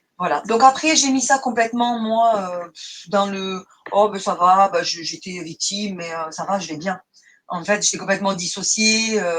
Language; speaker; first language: French; non-native, fluent; Portuguese